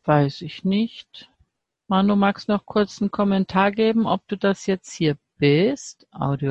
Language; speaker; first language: German; native; German